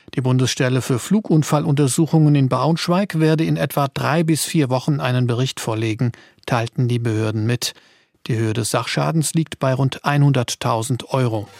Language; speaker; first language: German; native; German